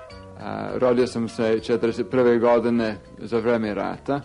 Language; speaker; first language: Serbian; non-native, fluent; English